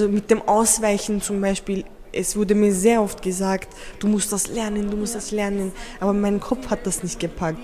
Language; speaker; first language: German; early bilingual, other home language; Turkish